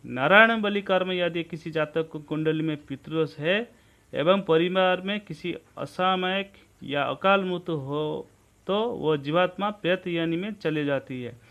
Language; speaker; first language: Hindi; non-native, local second language; Odia